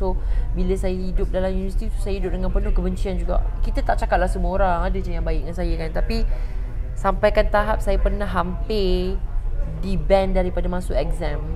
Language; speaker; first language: Malay; native; Malay